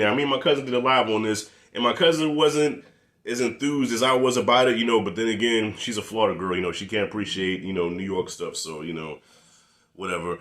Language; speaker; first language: English; native; English